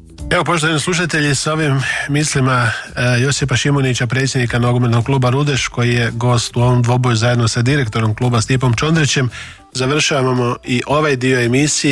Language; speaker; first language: Bosnian; native; Bosnian